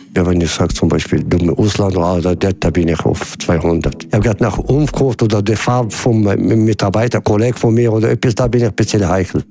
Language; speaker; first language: German; non-native, learner; Arabic